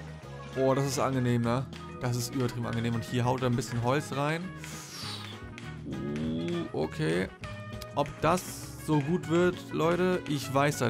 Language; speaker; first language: German; native; German